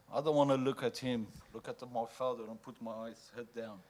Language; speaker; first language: English; non-native, fluent; Persian